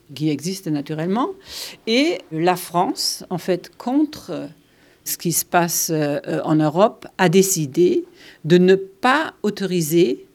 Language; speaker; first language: French; non-native, fluent; German